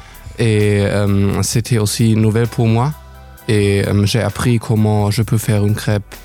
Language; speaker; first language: French; non-native, learner; German